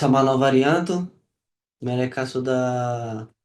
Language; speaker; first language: Indonesian; non-native, learner; Portuguese